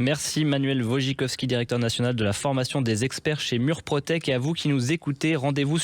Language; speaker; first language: French; native; French